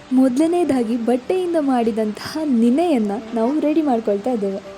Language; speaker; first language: Kannada; non-native, local second language; Tulu